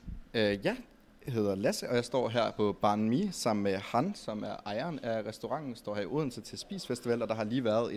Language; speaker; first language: Danish; native; Danish